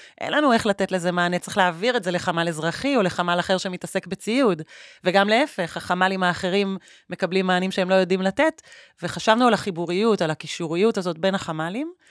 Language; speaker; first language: Hebrew; native; Hebrew